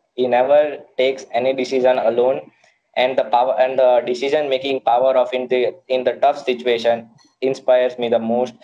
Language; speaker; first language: English; non-native, local second language; Gujarati